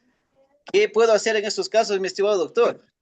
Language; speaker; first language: Spanish; native; Spanish